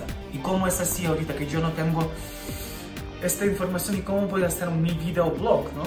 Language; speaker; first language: Spanish; non-native, fluent; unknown